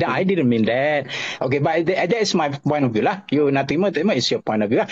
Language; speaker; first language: English; non-native, local second language; Malay